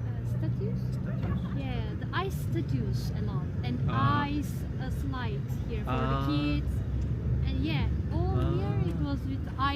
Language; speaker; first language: English; non-native, learner; Turkish